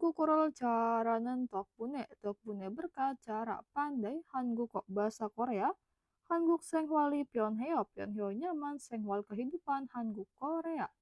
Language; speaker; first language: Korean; non-native, fluent; Indonesian